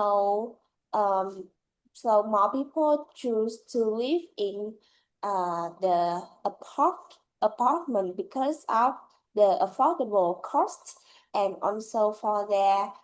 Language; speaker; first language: English; non-native, learner; Vietnamese